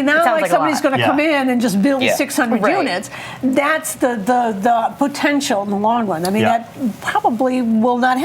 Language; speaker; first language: English; native; English